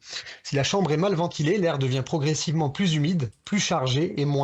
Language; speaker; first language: French; native; French